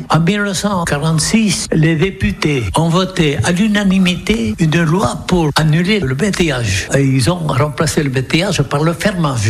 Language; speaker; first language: French; non-native, local second language; Occitan